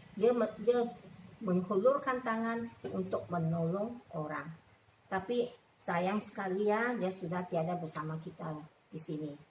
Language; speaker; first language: Malay; non-native, local second language; Chinese